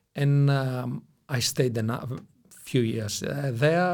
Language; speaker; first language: English; non-native, fluent; Greek